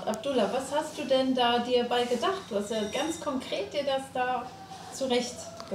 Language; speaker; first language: German; native; German